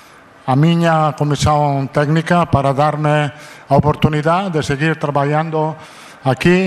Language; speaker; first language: Portuguese; non-native, fluent; Italian